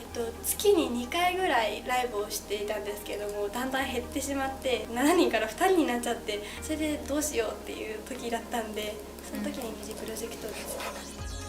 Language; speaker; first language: Japanese; native; Japanese